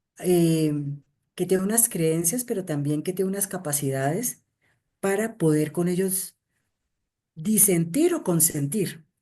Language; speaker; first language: Spanish; native; Spanish